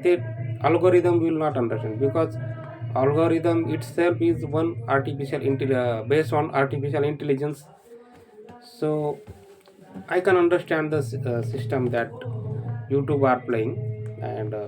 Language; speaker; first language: English; non-native, learner; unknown